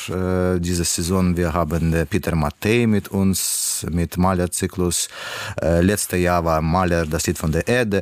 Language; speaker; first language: German; non-native, learner; Russian